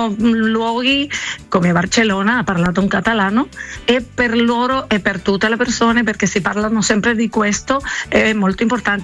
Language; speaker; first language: Italian; non-native, learner; Spanish